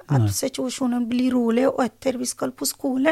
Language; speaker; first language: Norwegian; non-native, learner; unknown